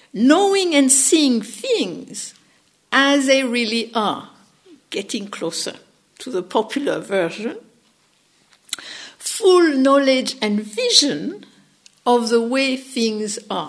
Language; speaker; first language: English; non-native, fluent; French